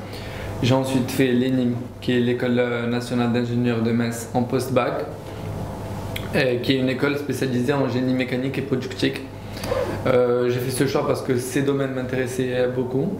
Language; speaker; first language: French; non-native, local second language; Arabic